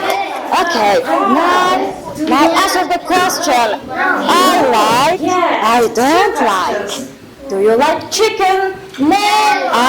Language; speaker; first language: English; non-native, learner; Mongolian